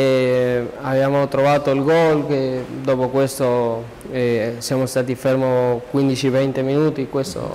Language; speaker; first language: Italian; non-native, learner; Spanish